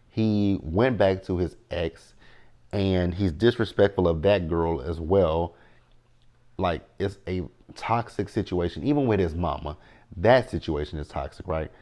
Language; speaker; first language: English; native; English